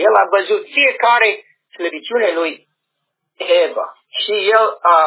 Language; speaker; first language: Romanian; non-native, learner; English